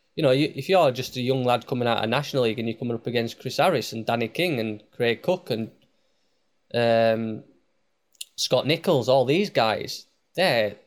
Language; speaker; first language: English; native; English